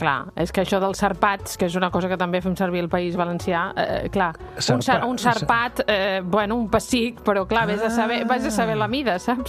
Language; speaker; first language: Catalan; native; Catalan